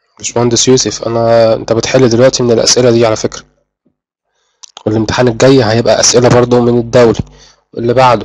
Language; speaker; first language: Arabic; native; Arabic